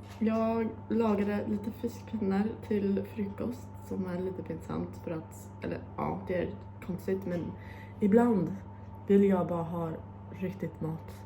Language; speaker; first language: Swedish; non-native, fluent; English